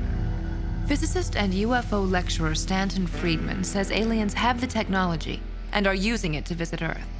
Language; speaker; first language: English; native; English